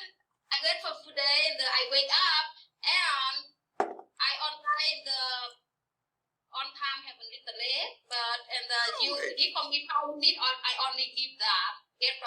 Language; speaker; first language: English; non-native, learner; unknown